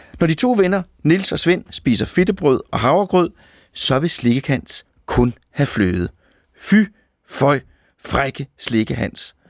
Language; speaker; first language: Danish; native; Danish